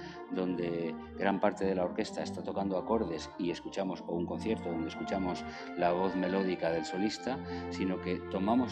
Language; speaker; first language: Spanish; native; Spanish